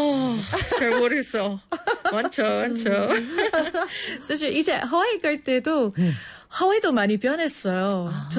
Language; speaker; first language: Korean; non-native, fluent; English